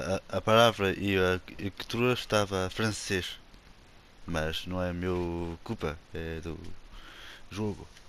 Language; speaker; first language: Portuguese; non-native, learner; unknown